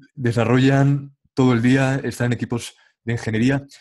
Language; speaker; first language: Spanish; native; Spanish